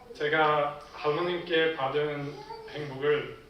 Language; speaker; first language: Korean; non-native, fluent; Swedish